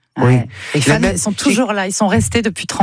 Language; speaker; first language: French; native; French